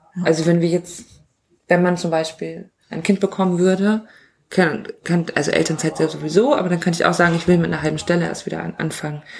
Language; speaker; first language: German; native; German